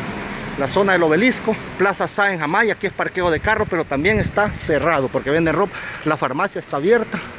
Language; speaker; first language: Spanish; native; Spanish